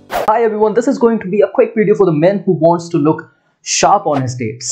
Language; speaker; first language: English; non-native, local second language; Hindi